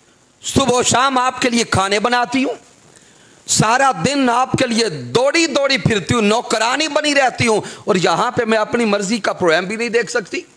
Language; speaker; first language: Urdu; native; Urdu